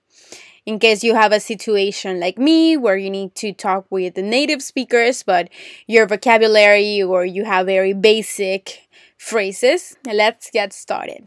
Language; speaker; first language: English; non-native, fluent; Spanish